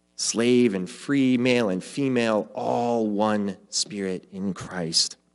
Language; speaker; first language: English; native; English